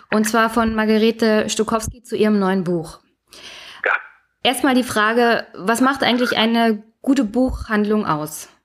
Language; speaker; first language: German; native; German